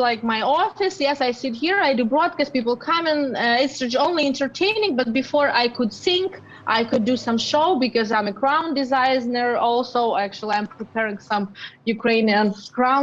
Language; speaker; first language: English; non-native, learner; Russian